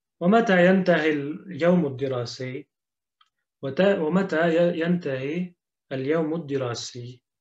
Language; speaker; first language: Arabic; non-native, fluent; Turkish